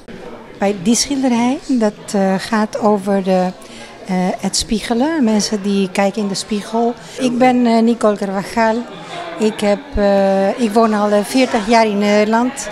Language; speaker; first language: Dutch; non-native, fluent; Spanish